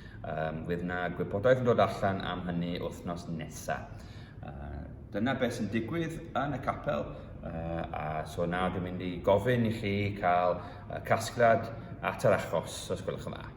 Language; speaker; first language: Welsh; early bilingual, heritage; Welsh